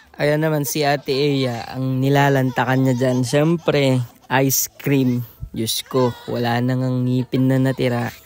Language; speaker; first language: Filipino; non-native, local second language; Iloko